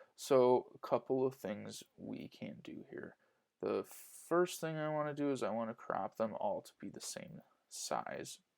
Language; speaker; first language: English; native; English